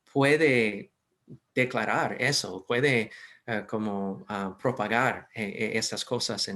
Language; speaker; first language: Spanish; non-native, fluent; English